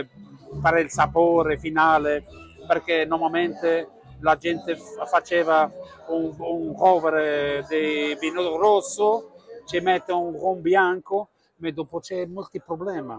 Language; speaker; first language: Italian; non-native, learner; Portuguese